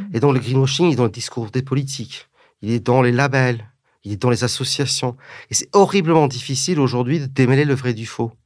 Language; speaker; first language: French; early bilingual, heritage; English